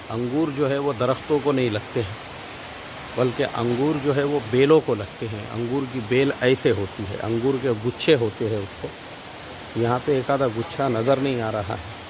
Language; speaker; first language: Hindi; native; Hindi